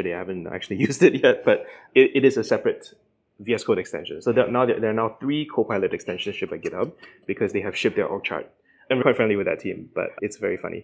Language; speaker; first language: English; native; English